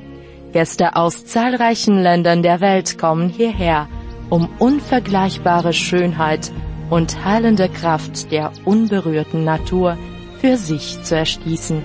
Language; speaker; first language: German; non-native, fluent; Russian